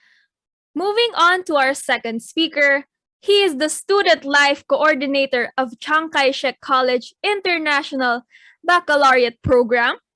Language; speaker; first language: English; non-native, local second language; Filipino